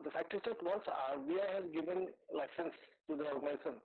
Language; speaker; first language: English; non-native, local second language; Assamese